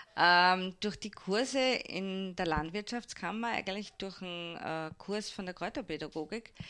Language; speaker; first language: German; native; German